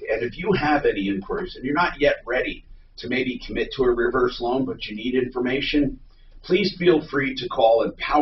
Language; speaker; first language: English; native; English